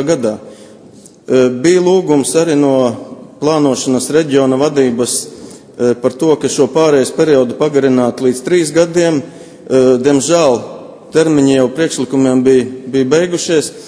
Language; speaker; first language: Latvian; native; Latvian